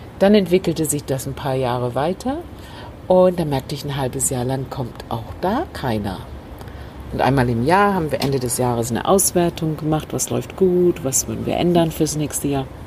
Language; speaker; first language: German; non-native, fluent; English